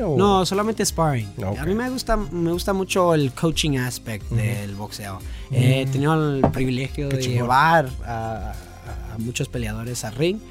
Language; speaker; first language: Spanish; early bilingual, heritage; Spanish